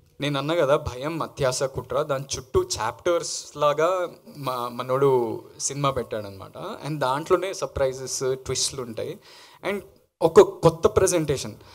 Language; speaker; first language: Telugu; native; Telugu